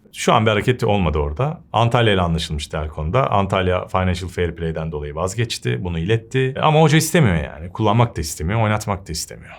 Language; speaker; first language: Turkish; native; Turkish